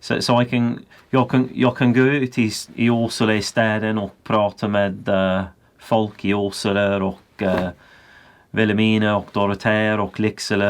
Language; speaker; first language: Swedish; non-native, learner; English